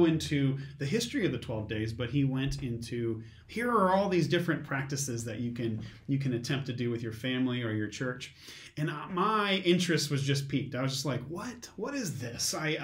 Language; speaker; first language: English; native; English